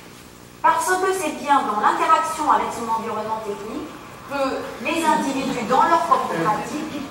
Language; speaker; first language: French; native; French